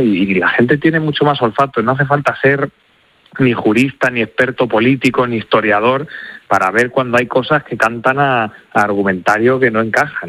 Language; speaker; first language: Spanish; native; Spanish